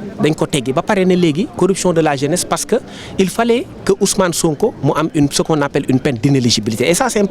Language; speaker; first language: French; non-native, local second language; Wolof